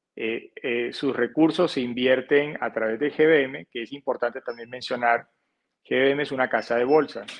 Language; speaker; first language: Spanish; native; Spanish